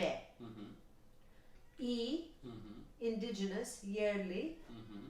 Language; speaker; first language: Turkish; non-native, learner; English